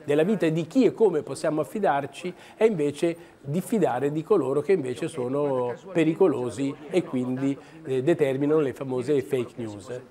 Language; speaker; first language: Italian; native; Italian